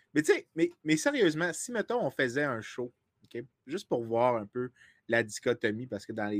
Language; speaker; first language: French; native; French